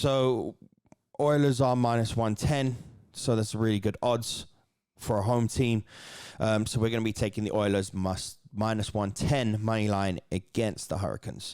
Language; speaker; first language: English; native; English